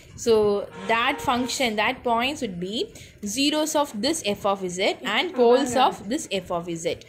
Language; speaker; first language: English; non-native, local second language; Tamil